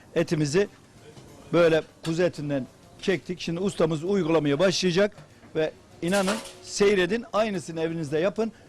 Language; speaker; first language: Turkish; native; Turkish